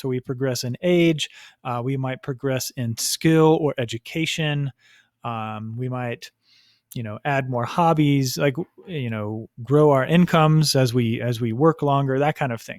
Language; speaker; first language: English; native; English